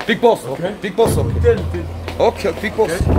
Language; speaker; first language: English; non-native, learner; Korean